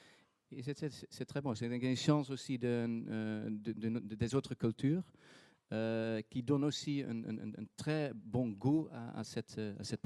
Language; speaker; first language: French; non-native, fluent; Dutch